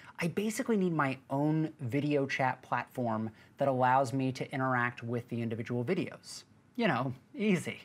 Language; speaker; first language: English; native; English